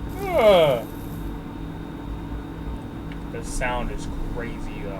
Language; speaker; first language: English; native; English